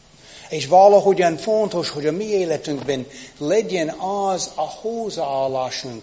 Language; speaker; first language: Hungarian; non-native, fluent; English